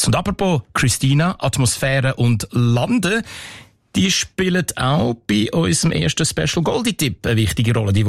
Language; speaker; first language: German; native; German